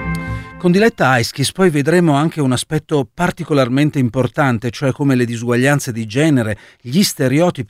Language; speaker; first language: Italian; native; Italian